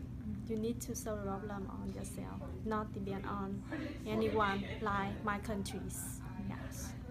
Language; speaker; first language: English; non-native, learner; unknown